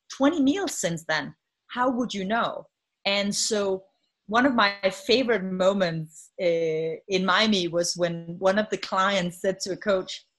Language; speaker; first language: English; non-native, fluent; Danish